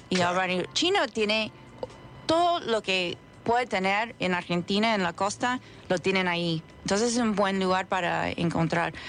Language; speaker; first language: Spanish; non-native, fluent; English